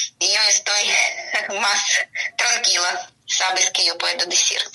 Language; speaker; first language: Spanish; non-native, learner; Ukrainian